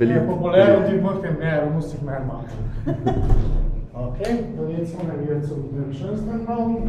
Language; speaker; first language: German; non-native, fluent; Slovenian